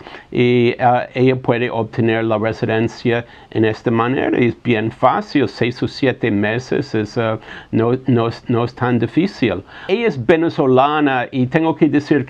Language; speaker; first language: Spanish; non-native, fluent; English